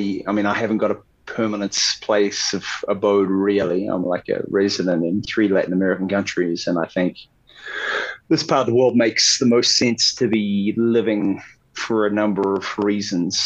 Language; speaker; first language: English; native; English